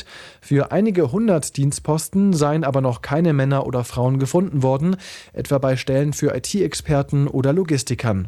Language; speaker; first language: German; native; German